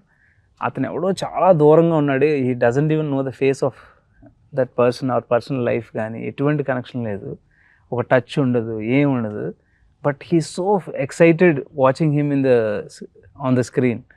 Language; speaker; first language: Telugu; native; Telugu